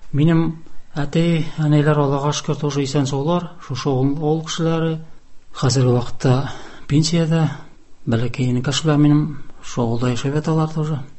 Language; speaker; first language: Tatar; native; Tatar